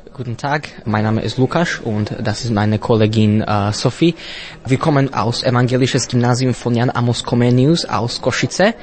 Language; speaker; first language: German; non-native, learner; Slovak